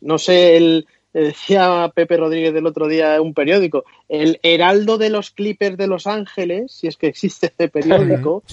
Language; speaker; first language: Spanish; native; Spanish